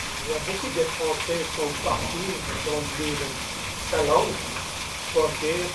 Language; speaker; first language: French; non-native, local second language; Arabic